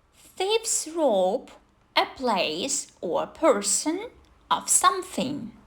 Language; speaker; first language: English; non-native, fluent; Ukrainian